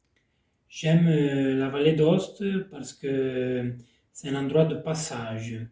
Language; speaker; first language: French; non-native, local second language; Italian